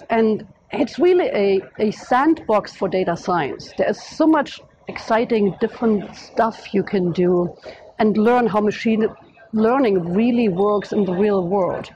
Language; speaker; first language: English; non-native, fluent; German